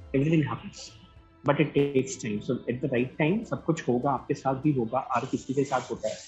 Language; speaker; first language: Hindi; native; Hindi